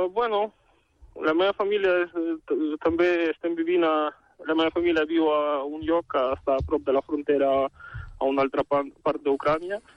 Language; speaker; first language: Catalan; non-native, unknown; Ukrainian